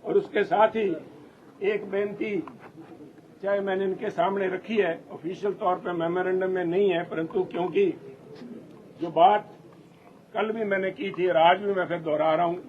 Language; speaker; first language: Hindi; non-native, local second language; Punjabi